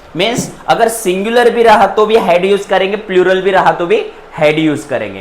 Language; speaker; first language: Hindi; non-native, local second language; Marathi